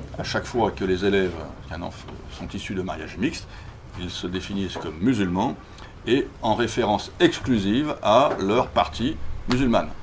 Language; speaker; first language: French; native; French